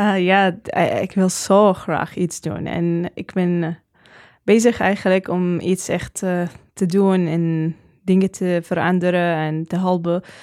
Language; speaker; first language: Dutch; non-native, learner; Arabic